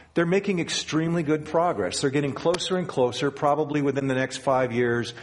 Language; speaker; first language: English; native; English